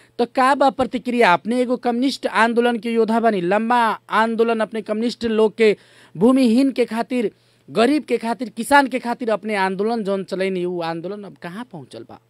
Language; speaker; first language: Bhojpuri; native; Bhojpuri